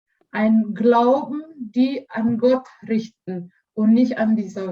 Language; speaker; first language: German; non-native, learner; Indonesian